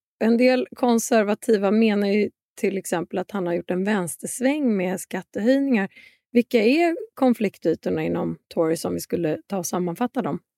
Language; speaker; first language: Swedish; native; Swedish